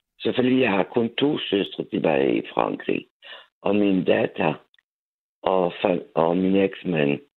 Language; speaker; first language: Danish; non-native, fluent; French